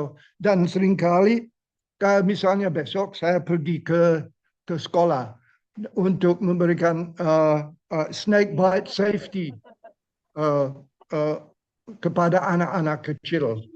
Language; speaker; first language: Indonesian; non-native, fluent; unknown